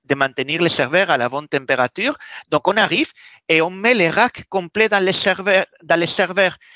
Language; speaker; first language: French; non-native, fluent; Spanish